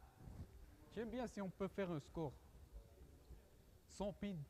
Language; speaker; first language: French; non-native, local second language; German